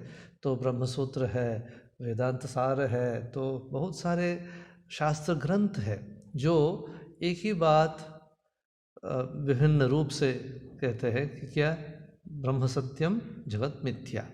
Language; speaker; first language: Hindi; non-native, local second language; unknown